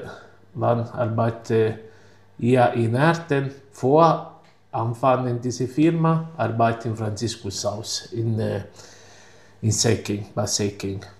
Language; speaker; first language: German; non-native, learner; Italian